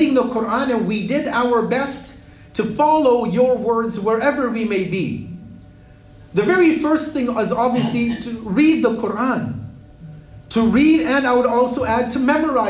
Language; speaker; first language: English; native; English